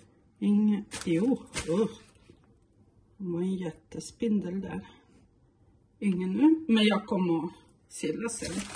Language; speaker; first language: Swedish; non-native, fluent; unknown